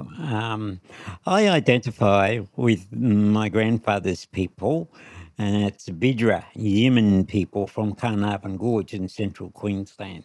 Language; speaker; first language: English; native; English